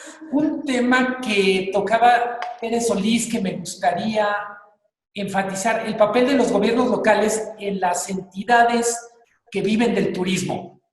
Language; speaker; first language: Spanish; native; Spanish